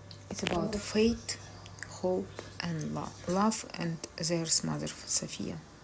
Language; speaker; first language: English; non-native, learner; Ukrainian